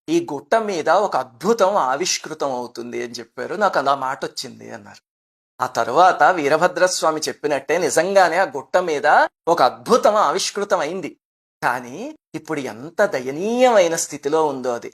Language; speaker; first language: Telugu; native; Telugu